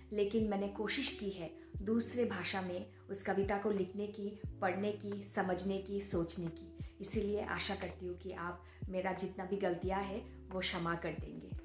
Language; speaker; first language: Hindi; non-native, local second language; Bangla